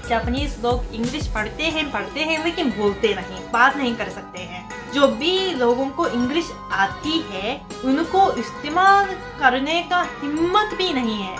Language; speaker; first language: Hindi; non-native, fluent; Japanese